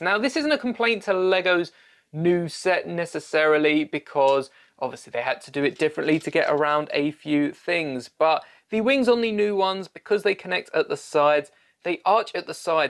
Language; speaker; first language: English; native; English